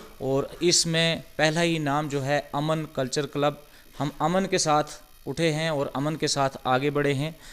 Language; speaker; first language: Urdu; non-native, local second language; Pahari-Potwari